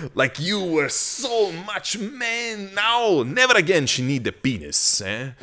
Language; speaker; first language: English; native; English